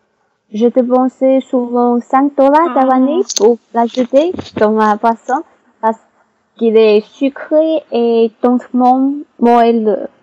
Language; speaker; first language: French; non-native, learner; Chinese